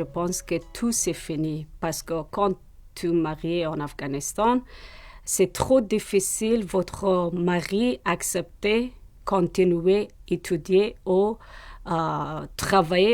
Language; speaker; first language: French; non-native, learner; Persian